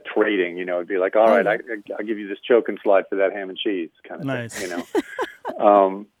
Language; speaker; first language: English; native; English